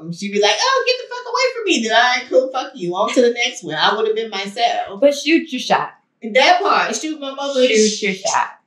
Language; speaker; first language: English; native; English